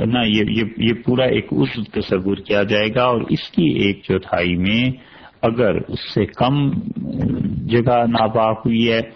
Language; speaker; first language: Urdu; native; Urdu